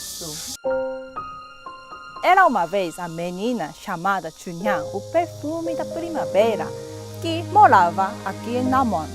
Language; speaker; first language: Portuguese; non-native, fluent; Korean